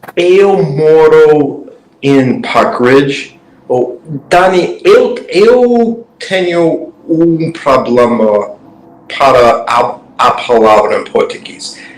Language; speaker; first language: Portuguese; non-native, learner; English